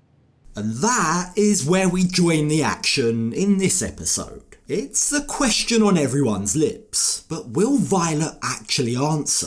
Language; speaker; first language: English; native; English